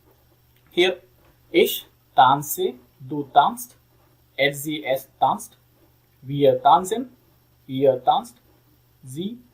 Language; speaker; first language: German; non-native, learner; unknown